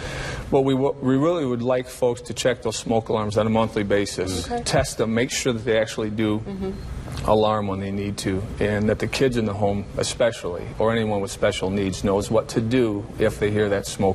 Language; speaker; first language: English; native; English